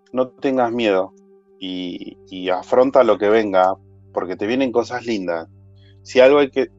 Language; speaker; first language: Spanish; native; Spanish